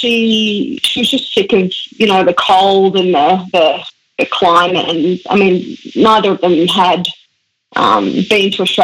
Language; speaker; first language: English; early bilingual, other home language; German